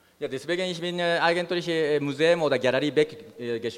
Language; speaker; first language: German; non-native, learner; Japanese